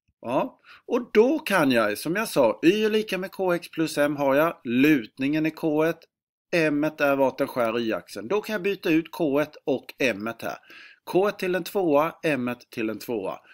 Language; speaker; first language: Swedish; native; Swedish